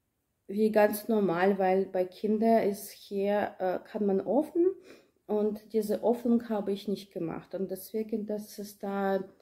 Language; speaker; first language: German; non-native, learner; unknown